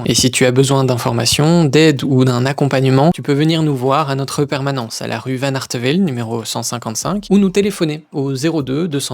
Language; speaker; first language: French; native; French